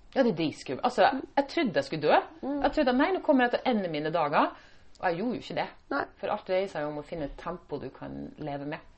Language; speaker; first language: Norwegian; native; Norwegian